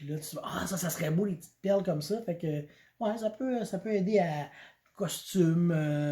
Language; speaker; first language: French; native; French